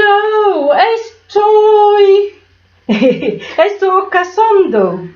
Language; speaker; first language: Spanish; non-native, learner; English